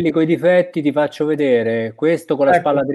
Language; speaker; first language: Italian; native; Italian